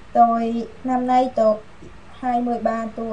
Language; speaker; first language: Vietnamese; non-native, learner; Khmer